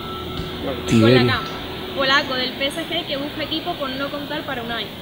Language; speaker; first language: Spanish; native; Spanish